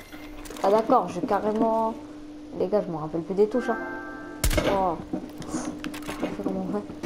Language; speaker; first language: French; native; French